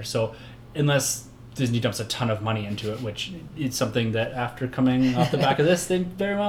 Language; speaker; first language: English; native; English